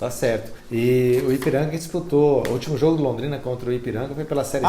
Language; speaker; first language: Portuguese; native; Portuguese